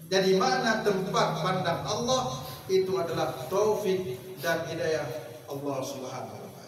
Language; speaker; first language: Indonesian; non-native, local second language; Achinese